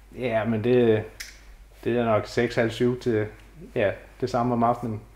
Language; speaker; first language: Danish; native; Danish